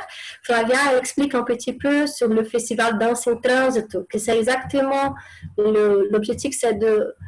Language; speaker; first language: French; non-native, fluent; Portuguese